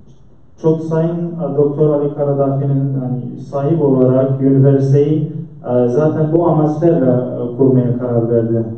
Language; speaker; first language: Turkish; non-native, fluent; Central Kurdish